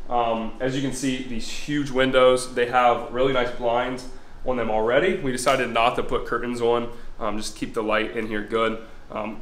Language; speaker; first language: English; native; English